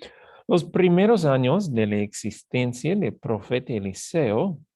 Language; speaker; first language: Spanish; non-native, fluent; English